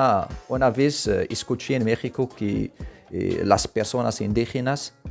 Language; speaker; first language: Spanish; non-native, fluent; Arabic